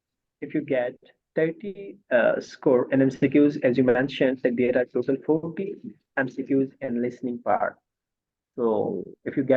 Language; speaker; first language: English; non-native, fluent; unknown